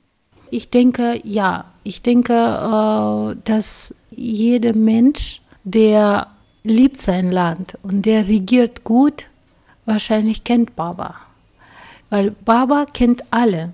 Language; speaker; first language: German; non-native, fluent; Russian